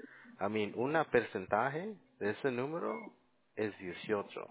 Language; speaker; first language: Spanish; early bilingual, heritage; Spanish